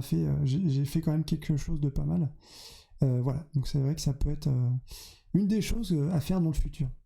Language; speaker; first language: French; native; French